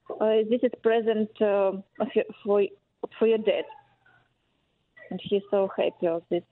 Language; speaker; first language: English; non-native, learner; Ukrainian